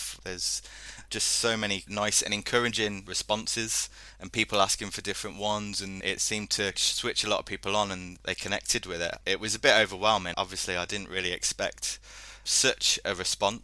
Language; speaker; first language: English; native; English